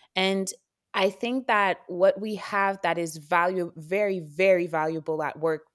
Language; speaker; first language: English; non-native, fluent; Haitian Creole